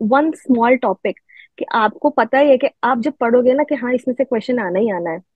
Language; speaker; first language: Hindi; non-native, local second language; Gujarati